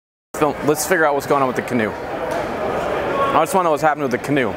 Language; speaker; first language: English; native; English